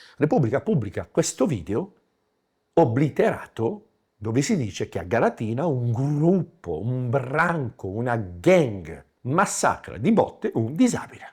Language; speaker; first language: Italian; native; Italian